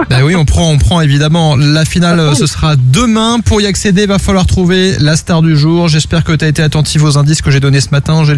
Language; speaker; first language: French; native; French